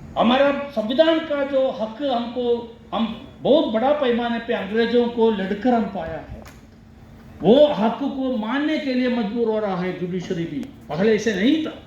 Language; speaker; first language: Hindi; non-native, local second language; Malayalam